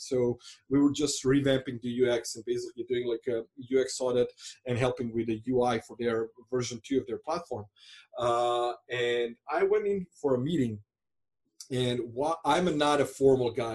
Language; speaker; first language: English; non-native, fluent; Croatian